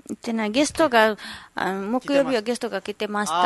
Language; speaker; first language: Japanese; non-native, learner; Nepali